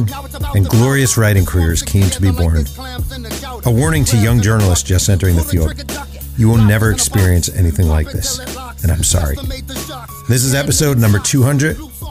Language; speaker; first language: English; native; English